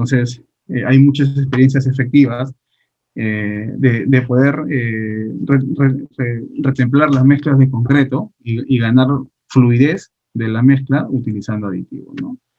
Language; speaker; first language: Spanish; native; Spanish